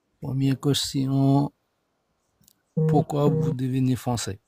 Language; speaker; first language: French; non-native, learner; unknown